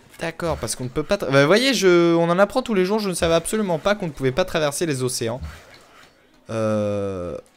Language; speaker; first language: French; native; French